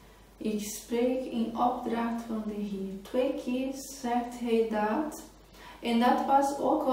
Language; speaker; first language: Dutch; non-native, fluent; Portuguese